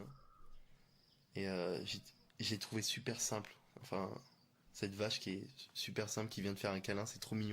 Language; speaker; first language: French; native; French